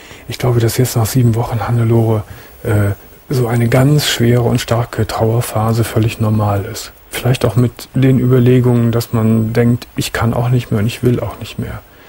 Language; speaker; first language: German; native; German